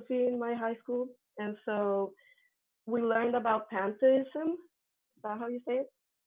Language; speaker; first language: English; non-native, fluent; Spanish